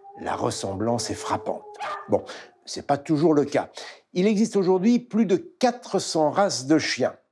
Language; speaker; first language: French; native; French